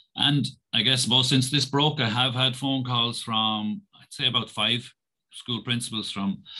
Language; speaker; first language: English; native; English